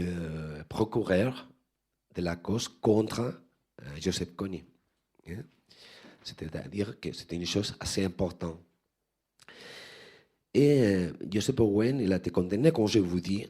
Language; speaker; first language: French; non-native, fluent; Spanish